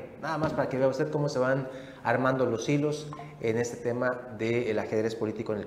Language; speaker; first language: Spanish; native; Spanish